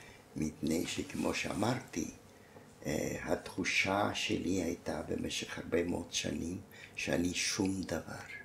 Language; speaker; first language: Hebrew; non-native, fluent; German